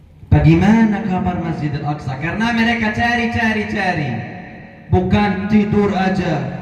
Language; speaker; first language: Indonesian; non-native, fluent; Arabic